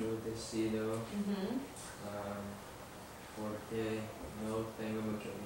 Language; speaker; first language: Spanish; non-native, learner; English